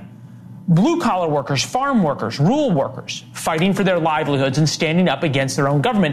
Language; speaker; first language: English; native; English